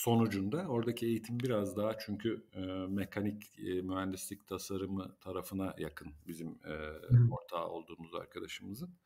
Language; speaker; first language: Turkish; native; Turkish